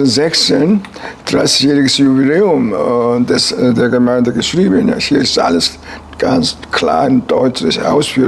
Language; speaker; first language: German; non-native, fluent; Korean